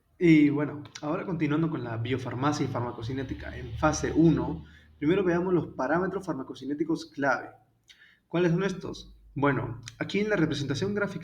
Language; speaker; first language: Spanish; native; Spanish